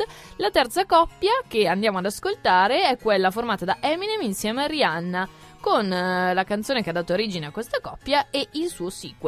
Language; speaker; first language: Italian; native; Italian